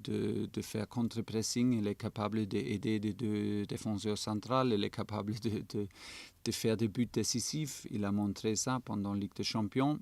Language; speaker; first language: French; non-native, fluent; German